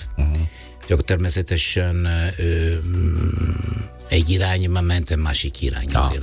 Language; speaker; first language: Hungarian; non-native, fluent; Italian